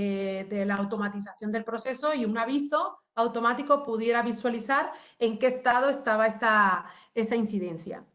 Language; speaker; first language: Spanish; native; Spanish